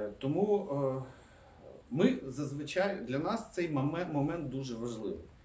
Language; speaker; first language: Ukrainian; non-native, local second language; Russian